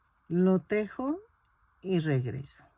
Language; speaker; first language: Spanish; native; Spanish